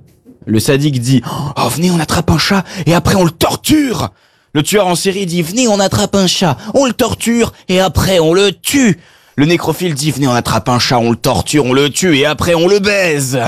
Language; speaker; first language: French; native; French